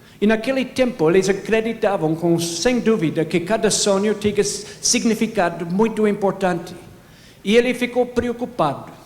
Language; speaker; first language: Portuguese; non-native, fluent; English